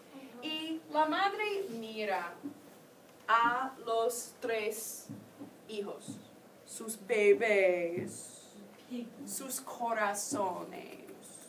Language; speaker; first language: Spanish; non-native, fluent; English